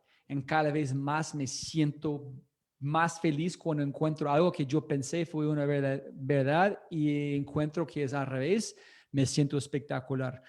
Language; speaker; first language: Spanish; non-native, fluent; English